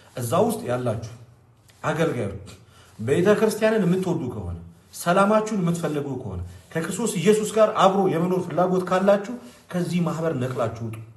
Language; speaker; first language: Amharic; non-native, local second language; Oromo